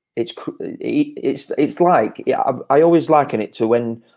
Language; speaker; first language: English; native; English